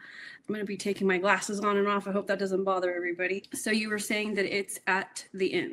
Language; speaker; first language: English; native; English